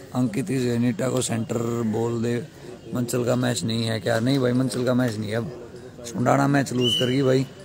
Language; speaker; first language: Hindi; native; Hindi